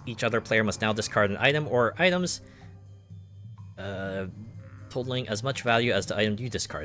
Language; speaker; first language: English; native; English